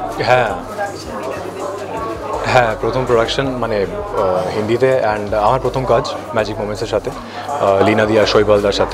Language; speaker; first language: Bangla; non-native, fluent; Hindi